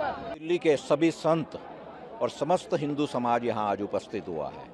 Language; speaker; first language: Hindi; native; Hindi